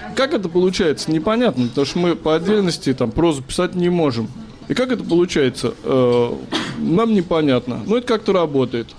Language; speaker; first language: Russian; native; Russian